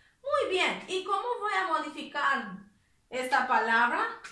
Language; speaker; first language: Spanish; native; Spanish